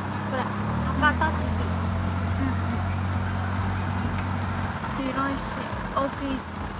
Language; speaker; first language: Japanese; non-native, learner; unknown